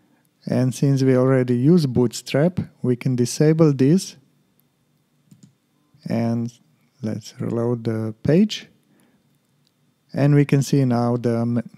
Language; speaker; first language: English; non-native, fluent; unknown